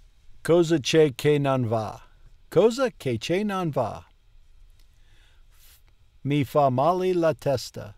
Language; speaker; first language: Italian; non-native, learner; English